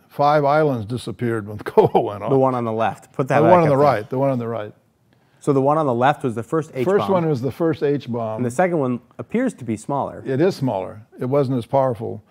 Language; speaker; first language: English; native; English